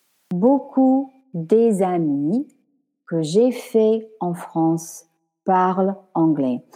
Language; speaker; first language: French; non-native, fluent; English